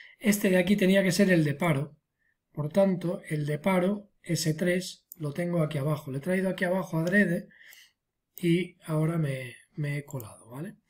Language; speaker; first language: Spanish; non-native, local second language; Catalan